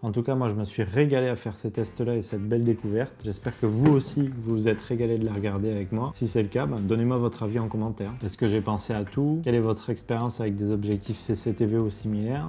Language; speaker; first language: French; native; French